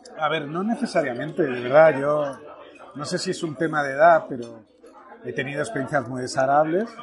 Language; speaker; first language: Spanish; native; Spanish